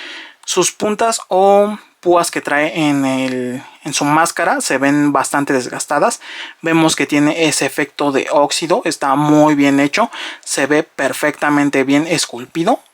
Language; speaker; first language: Spanish; native; Spanish